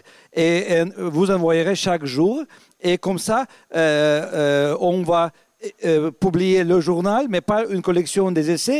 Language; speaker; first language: French; non-native, fluent; Russian